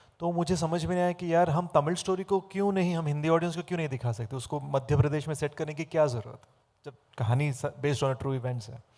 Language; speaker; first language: Hindi; non-native, fluent; Telugu